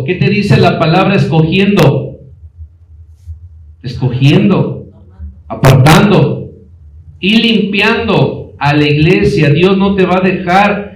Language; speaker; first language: Spanish; native; Spanish